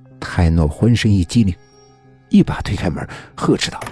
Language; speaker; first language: Chinese; native; Chinese